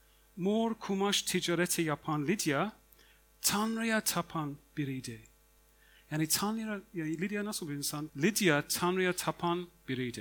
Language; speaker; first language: Turkish; non-native, fluent; English